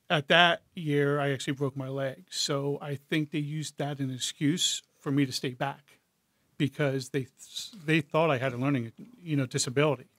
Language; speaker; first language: English; native; English